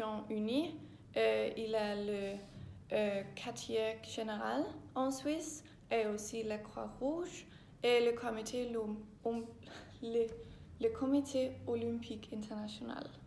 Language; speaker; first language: French; non-native, learner; Danish